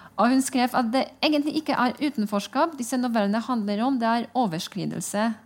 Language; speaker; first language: Norwegian; non-native, fluent; Polish